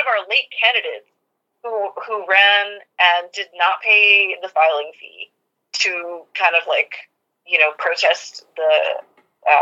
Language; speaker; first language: English; native; English